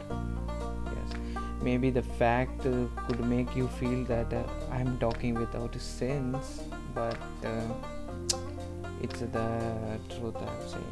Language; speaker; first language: English; non-native, local second language; Tamil